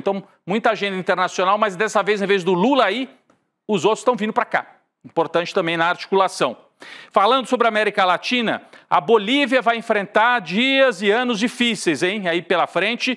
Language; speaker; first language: Portuguese; native; Portuguese